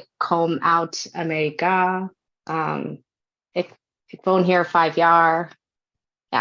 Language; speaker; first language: Dutch; non-native, learner; English